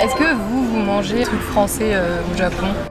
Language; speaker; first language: French; native; French